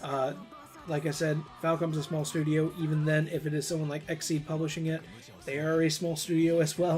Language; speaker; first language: English; native; English